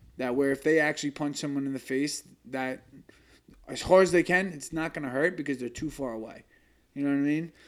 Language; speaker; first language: English; native; English